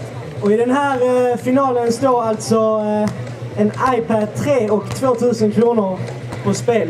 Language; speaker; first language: Swedish; native; Swedish